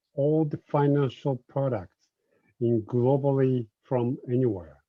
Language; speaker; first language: English; non-native, fluent; Japanese